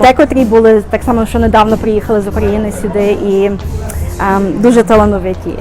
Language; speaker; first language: Ukrainian; early bilingual, heritage; Ukrainian